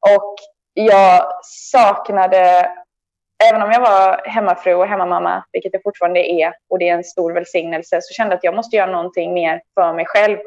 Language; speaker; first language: Swedish; native; Swedish